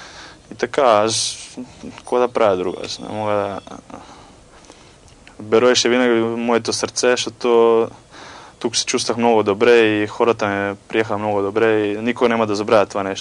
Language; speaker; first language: Bulgarian; non-native, fluent; Croatian